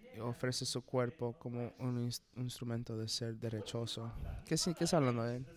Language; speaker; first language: Spanish; non-native, fluent; English